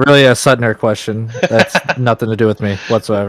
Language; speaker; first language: English; native; English